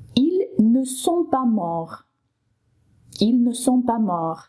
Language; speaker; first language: French; non-native, fluent; Ukrainian